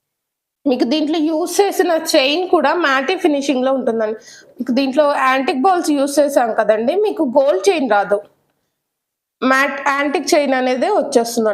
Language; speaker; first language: Telugu; native; Telugu